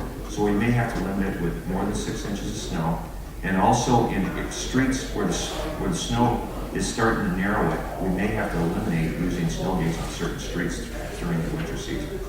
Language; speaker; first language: English; native; English